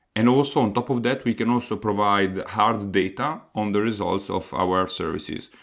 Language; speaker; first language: English; non-native, fluent; Italian